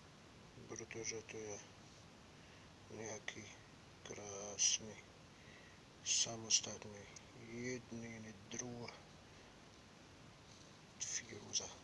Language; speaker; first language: Czech; non-native, learner; Arabic